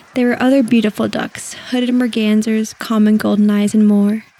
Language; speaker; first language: English; native; English